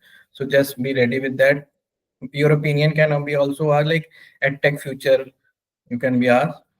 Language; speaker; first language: English; non-native, local second language; Hindi